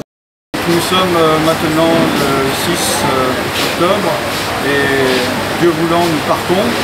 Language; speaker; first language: French; native; French